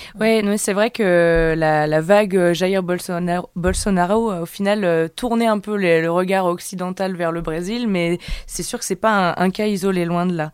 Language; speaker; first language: French; native; French